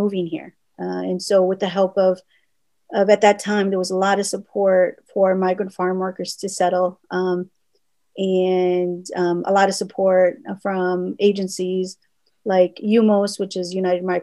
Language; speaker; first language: English; early bilingual, other home language; Spanish